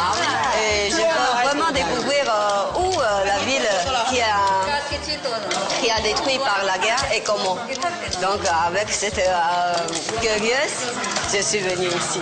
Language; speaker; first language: French; non-native, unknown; Chinese